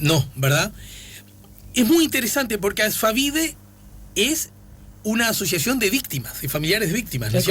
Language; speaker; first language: Spanish; native; Spanish